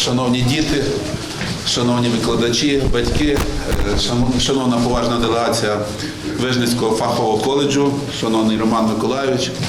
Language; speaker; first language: Ukrainian; native; Ukrainian